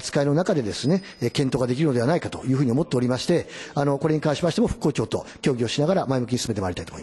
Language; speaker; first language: Japanese; native; Japanese